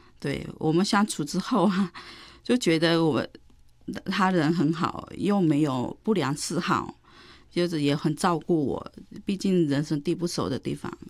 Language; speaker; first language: Chinese; early bilingual, heritage; Chinese